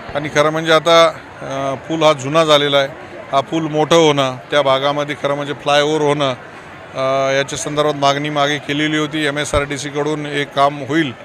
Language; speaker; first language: Marathi; native; Marathi